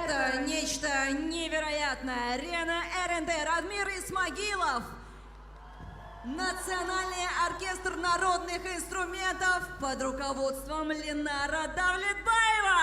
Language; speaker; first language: Russian; native; Russian